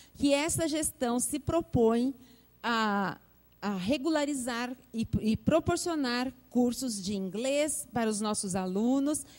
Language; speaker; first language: Portuguese; native; Portuguese